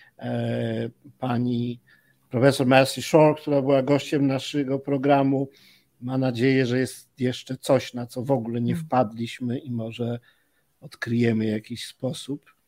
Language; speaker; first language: Polish; native; Polish